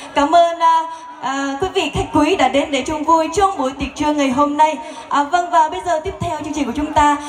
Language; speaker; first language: Vietnamese; non-native, local second language; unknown